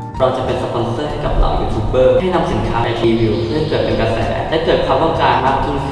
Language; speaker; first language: Thai; native; Thai